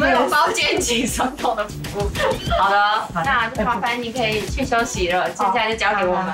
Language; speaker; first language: Chinese; native; Chinese